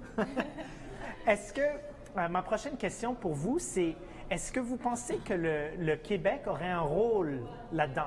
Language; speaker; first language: French; native; French